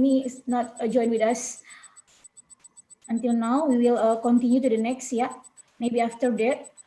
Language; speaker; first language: English; non-native, learner; Indonesian